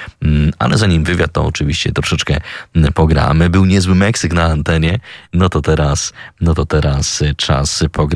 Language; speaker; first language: Polish; native; Polish